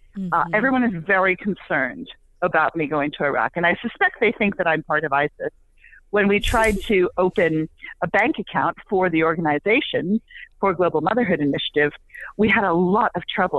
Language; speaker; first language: English; native; English